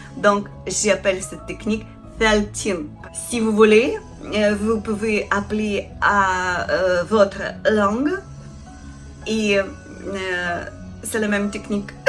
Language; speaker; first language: French; non-native, learner; Ukrainian